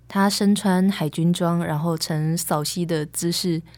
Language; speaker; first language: Chinese; native; Chinese